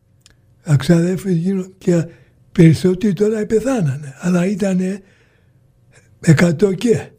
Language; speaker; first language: Greek; early bilingual, heritage; Greek